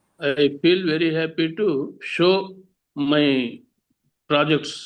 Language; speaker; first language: English; non-native, learner; Telugu